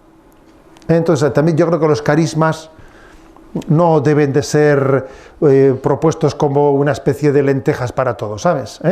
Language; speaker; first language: Spanish; native; Spanish